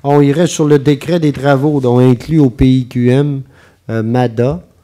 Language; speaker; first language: French; native; French